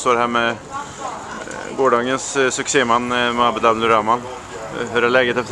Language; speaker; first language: Swedish; native; Swedish